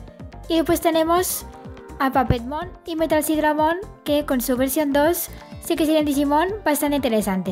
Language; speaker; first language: Spanish; native; Spanish